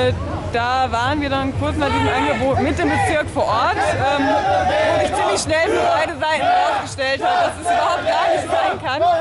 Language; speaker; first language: German; native; German